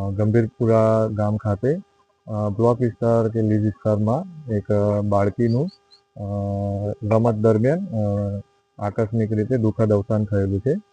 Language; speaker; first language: Gujarati; non-native, local second language; Rathawi